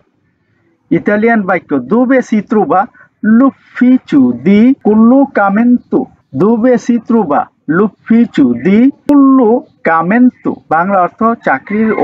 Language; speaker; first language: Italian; non-native, learner; Bangla